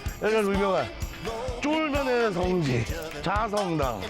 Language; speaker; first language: Korean; native; Korean